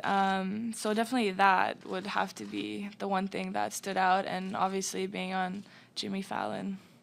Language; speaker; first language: English; early bilingual, other home language; Romanian